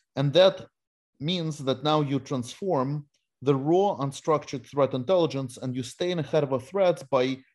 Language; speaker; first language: English; non-native, fluent; Russian